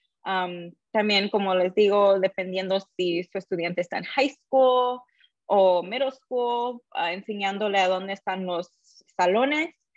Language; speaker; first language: Spanish; early bilingual, heritage; Spanish